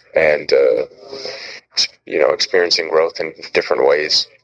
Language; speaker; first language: English; native; English